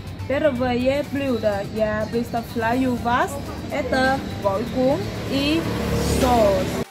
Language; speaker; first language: Russian; non-native, learner; Vietnamese